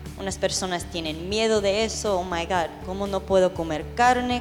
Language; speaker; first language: Spanish; early bilingual, heritage; English